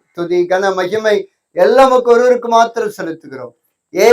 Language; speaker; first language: Tamil; native; Tamil